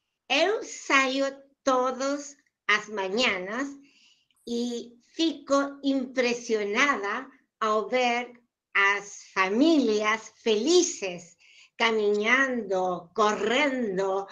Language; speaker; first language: Portuguese; non-native, learner; Spanish